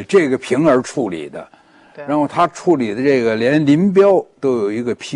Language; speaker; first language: Chinese; native; Chinese